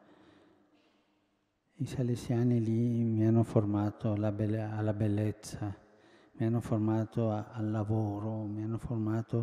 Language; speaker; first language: Italian; early bilingual, heritage; Spanish